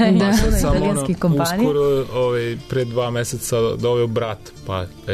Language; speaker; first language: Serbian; non-native, fluent; Italian